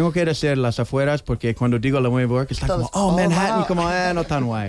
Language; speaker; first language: Spanish; non-native, learner; English